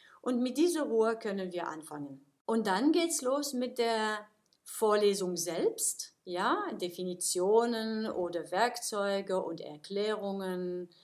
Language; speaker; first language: German; non-native, fluent; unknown